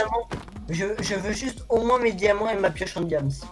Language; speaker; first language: French; native; French